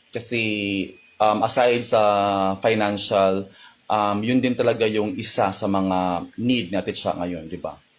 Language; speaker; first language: Filipino; non-native, local second language; Cebuano